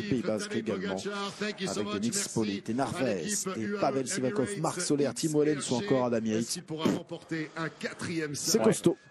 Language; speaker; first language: French; native; French